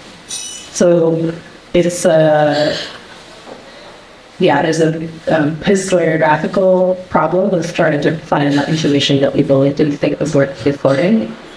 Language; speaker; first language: English; native; English